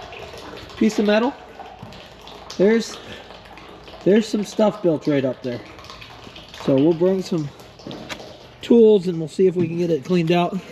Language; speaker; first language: English; native; English